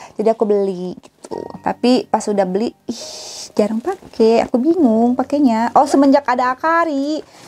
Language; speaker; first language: Indonesian; native; Indonesian